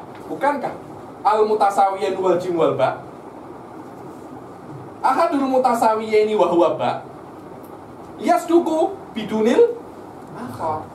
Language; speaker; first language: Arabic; non-native, fluent; Malay